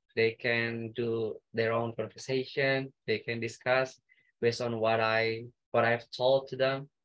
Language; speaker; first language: English; non-native, fluent; Indonesian